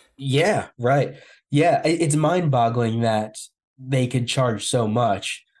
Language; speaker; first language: English; native; English